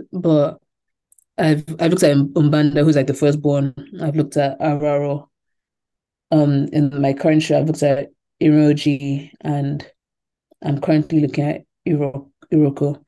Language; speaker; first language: English; non-native, local second language; Yoruba